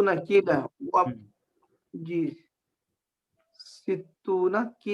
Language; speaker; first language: Arabic; non-native, learner; Urdu